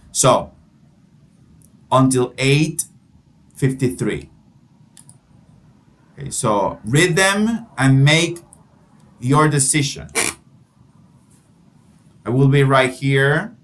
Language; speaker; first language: English; non-native, fluent; Spanish